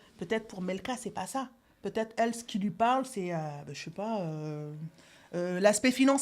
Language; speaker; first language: French; native; French